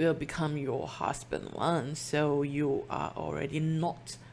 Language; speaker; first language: English; non-native, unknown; Chinese